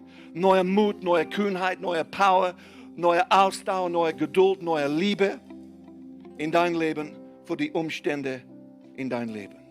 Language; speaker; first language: German; non-native, fluent; English